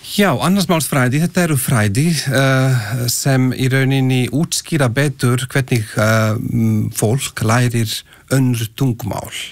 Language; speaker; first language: Icelandic; non-native, fluent; Slovak